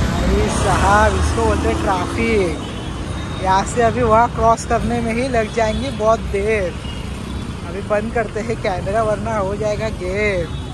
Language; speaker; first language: Hindi; non-native, local second language; Marathi